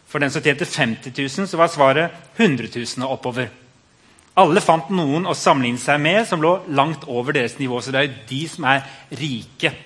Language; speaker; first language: Norwegian; native; Norwegian